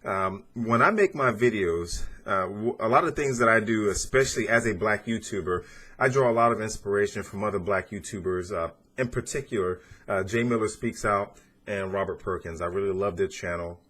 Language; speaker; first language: English; native; English